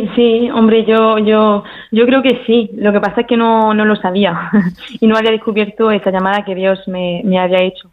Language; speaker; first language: Spanish; early bilingual, heritage; Spanish